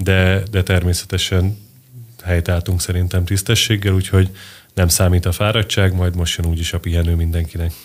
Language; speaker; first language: Hungarian; native; Hungarian